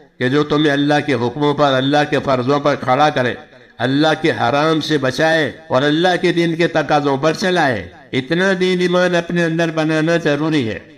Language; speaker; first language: Urdu; non-native, local second language; Gujarati